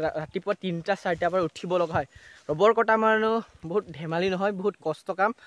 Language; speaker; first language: Assamese; non-native, local second language; Karbi